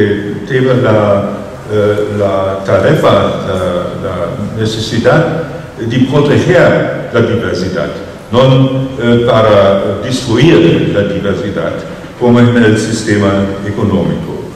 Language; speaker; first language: Spanish; non-native, fluent; German